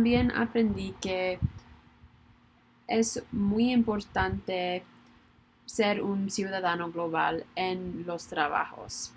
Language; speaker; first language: Spanish; non-native, learner; English